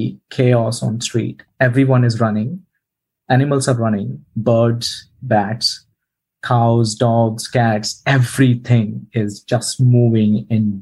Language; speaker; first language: English; non-native, local second language; Hindi